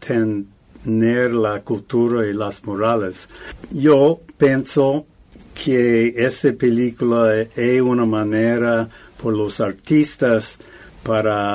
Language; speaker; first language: Spanish; non-native, fluent; English